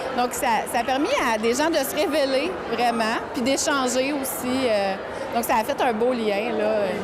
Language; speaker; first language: French; native; French